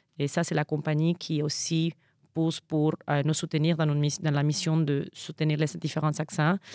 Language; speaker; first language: French; non-native, fluent; Spanish